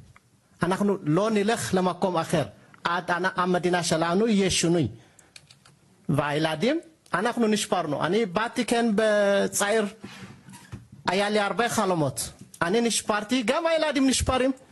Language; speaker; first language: Hebrew; non-native, learner; Tigrinya